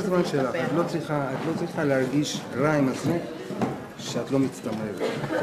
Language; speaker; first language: Hebrew; native; Hebrew